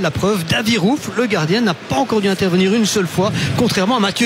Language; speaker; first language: French; native; French